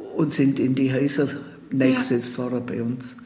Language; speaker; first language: German; native; German